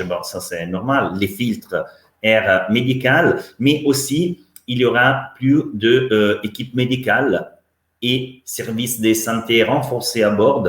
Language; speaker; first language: French; non-native, fluent; Italian